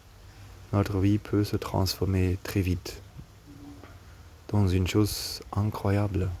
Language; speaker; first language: French; non-native, learner; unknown